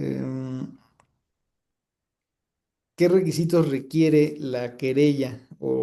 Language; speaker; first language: Spanish; native; Spanish